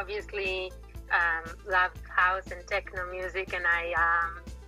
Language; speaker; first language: English; non-native, fluent; Hebrew